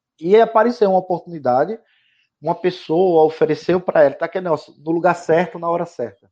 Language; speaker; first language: Portuguese; native; Portuguese